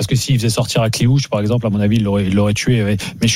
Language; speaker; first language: French; native; French